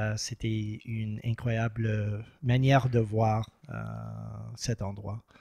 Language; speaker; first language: French; non-native, local second language; English